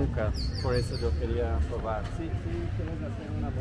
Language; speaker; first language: Spanish; non-native, learner; English